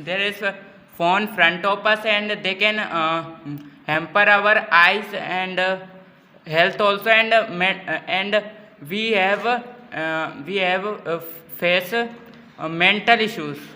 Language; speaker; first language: English; non-native, learner; Hindi